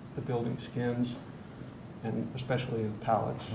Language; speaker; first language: English; native; English